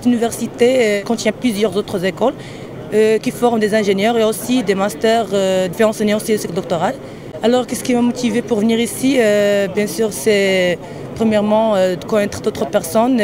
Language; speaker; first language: French; non-native, local second language; Arabic